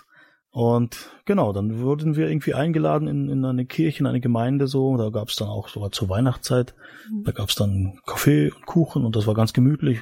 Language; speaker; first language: German; native; German